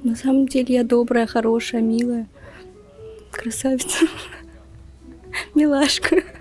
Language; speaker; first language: Russian; non-native, local second language; Turkmen